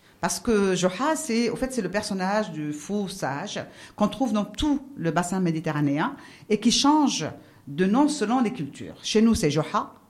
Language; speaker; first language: French; non-native, local second language; Arabic